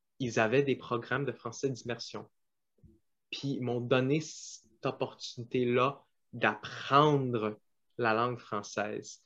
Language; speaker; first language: French; non-native, local second language; English